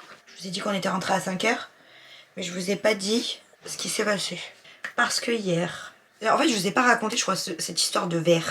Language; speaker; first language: French; native; French